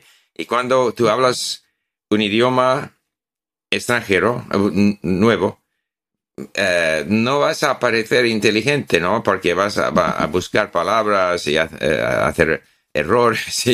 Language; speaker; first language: Spanish; non-native, fluent; English